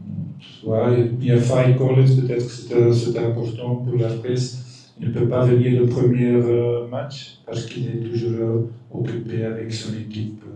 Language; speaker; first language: French; non-native, fluent; Dutch